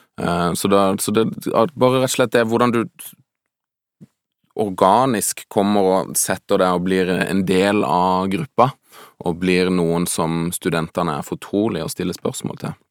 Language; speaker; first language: Norwegian; non-native, fluent; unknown